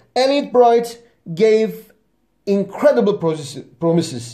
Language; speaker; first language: English; non-native, fluent; Turkish